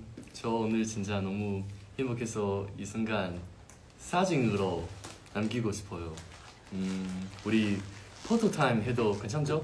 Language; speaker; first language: Korean; non-native, fluent; Chinese